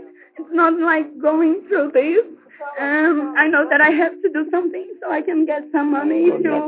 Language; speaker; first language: English; non-native, fluent; Dutch